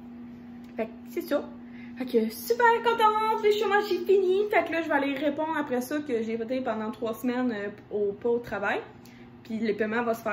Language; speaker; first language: French; native; French